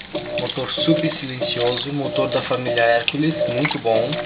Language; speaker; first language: Portuguese; native; Portuguese